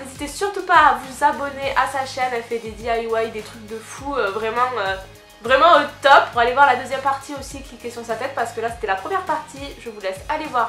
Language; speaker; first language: French; native; French